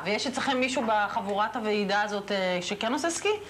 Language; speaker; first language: Hebrew; native; Hebrew